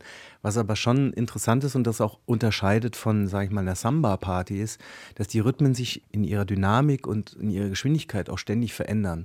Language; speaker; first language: German; native; German